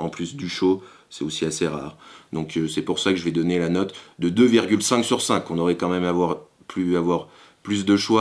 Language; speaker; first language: French; native; French